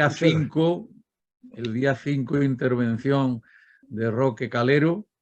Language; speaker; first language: Spanish; native; Spanish